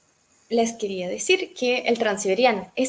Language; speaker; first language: Spanish; non-native, fluent; Russian